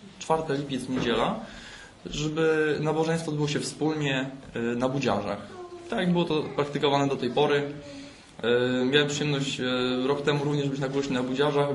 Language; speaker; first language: Polish; native; Polish